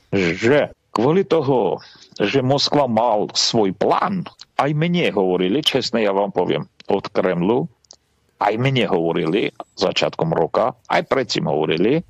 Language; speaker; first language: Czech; non-native, learner; Armenian